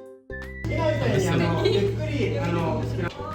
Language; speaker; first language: Japanese; native; Japanese